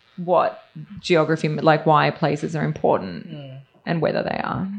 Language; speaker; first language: English; early bilingual, other home language; Serbian